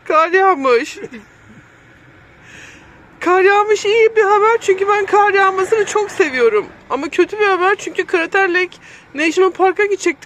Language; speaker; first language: Turkish; native; Turkish